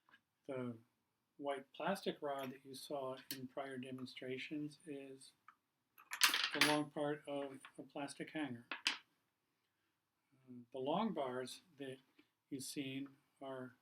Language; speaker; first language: English; native; English